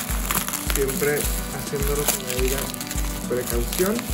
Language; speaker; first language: Spanish; native; Spanish